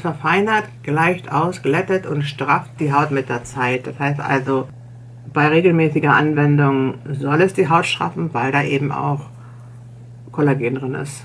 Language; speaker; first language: German; native; German